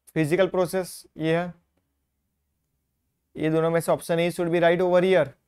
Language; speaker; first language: Hindi; non-native, local second language; Gujarati